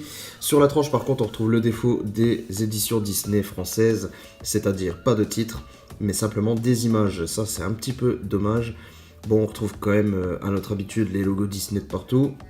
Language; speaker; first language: French; native; French